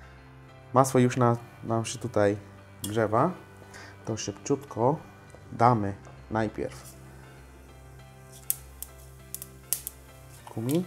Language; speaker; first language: Polish; non-native, learner; Hindi